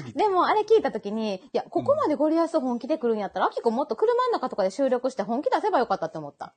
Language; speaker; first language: Japanese; native; Japanese